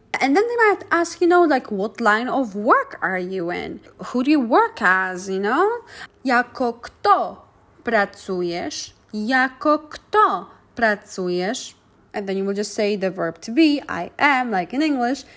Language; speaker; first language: English; non-native, fluent; Polish